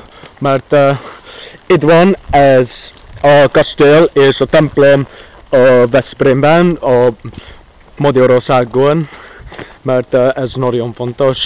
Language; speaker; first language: Hungarian; non-native, learner; English